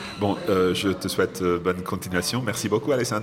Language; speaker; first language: French; non-native, fluent; English